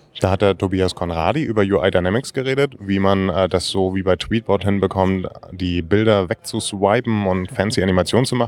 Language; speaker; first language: German; native; German